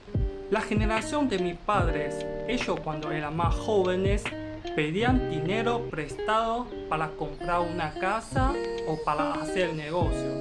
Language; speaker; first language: Spanish; non-native, learner; Chinese